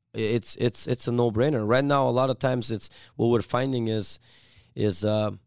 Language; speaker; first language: English; non-native, fluent; Bulgarian